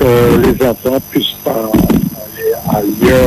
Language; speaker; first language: French; non-native, local second language; Guadeloupean Creole French